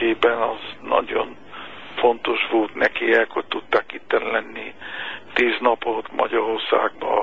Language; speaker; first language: Hungarian; non-native, fluent; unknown